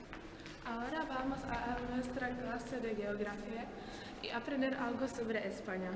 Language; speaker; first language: Spanish; non-native, learner; Czech